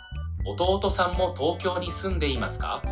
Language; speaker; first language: Japanese; non-native, learner; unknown